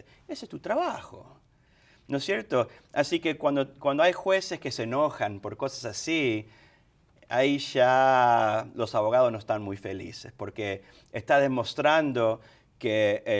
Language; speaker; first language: Spanish; early bilingual, other home language; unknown